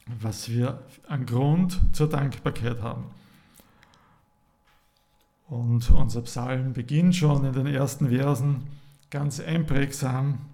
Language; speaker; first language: German; native; German